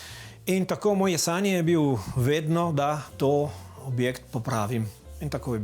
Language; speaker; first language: Slovenian; early bilingual, heritage; Italian